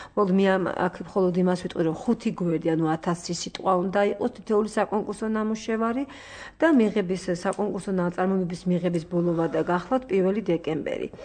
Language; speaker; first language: Georgian; native; Georgian